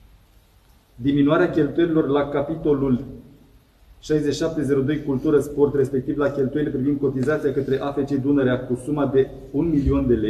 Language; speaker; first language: Romanian; native; Romanian